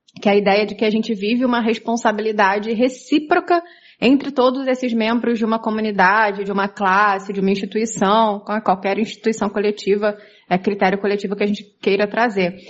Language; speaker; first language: Portuguese; native; Portuguese